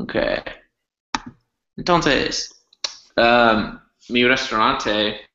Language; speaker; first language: Spanish; non-native, learner; English